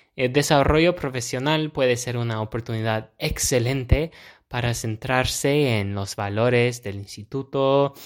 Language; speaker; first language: Spanish; non-native, fluent; English